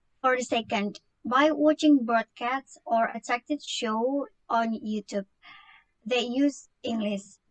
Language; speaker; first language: English; non-native, learner; Indonesian